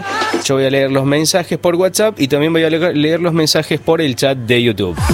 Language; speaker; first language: Spanish; native; Spanish